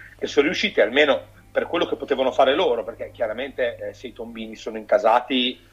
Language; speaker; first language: Italian; native; Italian